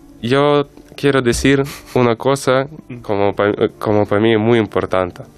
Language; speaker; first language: Spanish; non-native, learner; Ukrainian